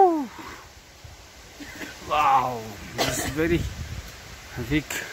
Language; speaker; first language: English; non-native, learner; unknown